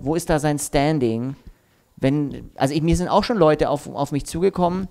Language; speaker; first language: German; native; German